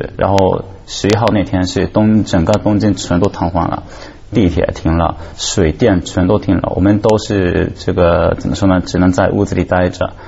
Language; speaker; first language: Chinese; non-native, fluent; Japanese